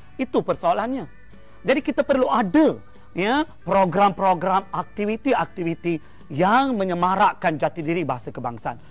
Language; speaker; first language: Malay; non-native, local second language; Tamil